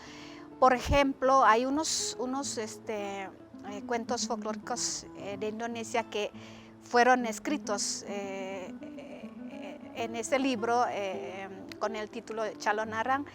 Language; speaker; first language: Spanish; non-native, fluent; Indonesian